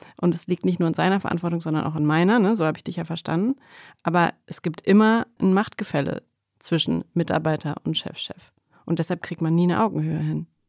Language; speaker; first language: German; native; German